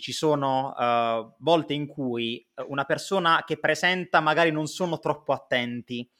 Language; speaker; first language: Italian; native; Italian